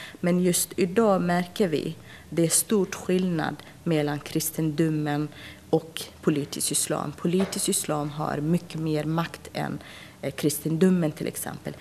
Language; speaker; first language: Swedish; non-native, fluent; Central Kurdish